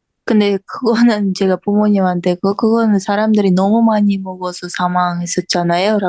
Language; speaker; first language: Korean; non-native, fluent; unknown